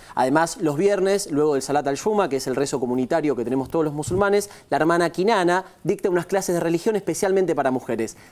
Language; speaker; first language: Spanish; native; Spanish